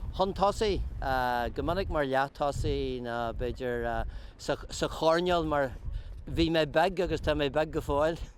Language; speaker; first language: Irish; non-native, local second language; English